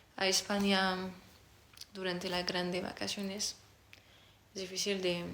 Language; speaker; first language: Spanish; non-native, learner; French